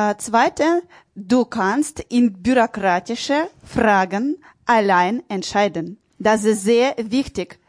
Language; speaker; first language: German; non-native, learner; Ukrainian